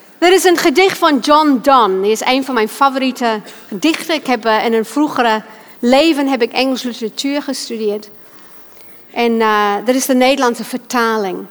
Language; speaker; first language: Dutch; non-native, fluent; English